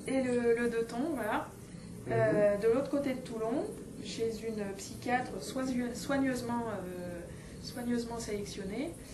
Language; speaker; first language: French; native; French